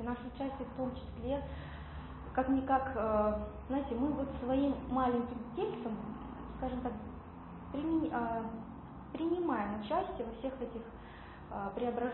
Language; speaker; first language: Russian; native; Russian